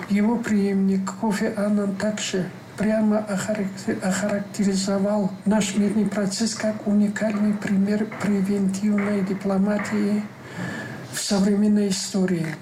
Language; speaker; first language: Russian; non-native, local second language; Tajik